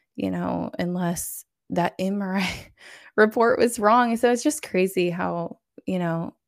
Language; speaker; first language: English; native; English